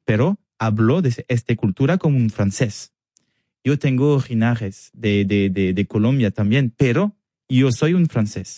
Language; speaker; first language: Spanish; non-native, learner; French